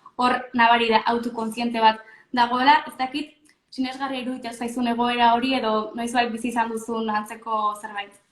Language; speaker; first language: Basque; native; Basque